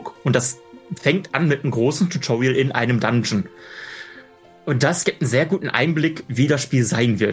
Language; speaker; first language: German; native; German